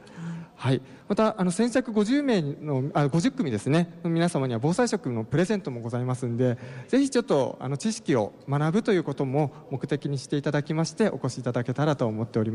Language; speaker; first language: Japanese; native; Japanese